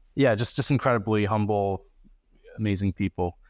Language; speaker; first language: English; early bilingual, other home language; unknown